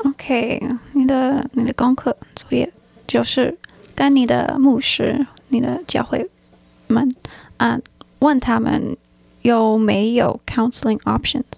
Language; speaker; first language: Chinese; non-native, learner; English